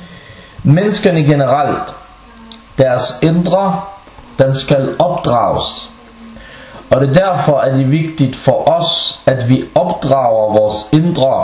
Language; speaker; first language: Danish; non-native, local second language; Arabic